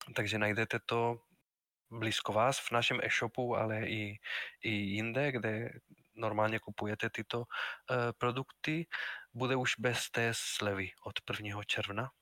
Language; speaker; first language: Czech; non-native, fluent; Spanish